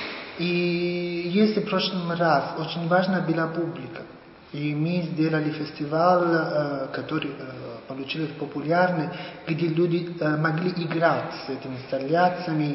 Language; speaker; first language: Russian; non-native, fluent; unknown